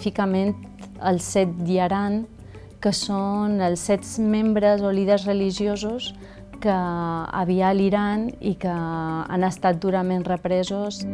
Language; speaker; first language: Catalan; early bilingual, other home language; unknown